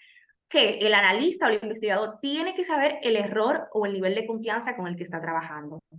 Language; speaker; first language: Spanish; native; Spanish